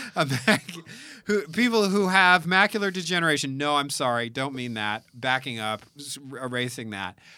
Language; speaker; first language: English; native; English